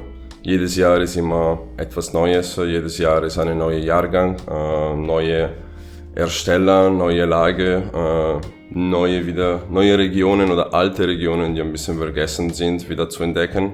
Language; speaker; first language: German; non-native, fluent; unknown